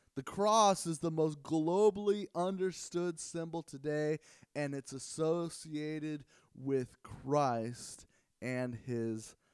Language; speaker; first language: English; native; English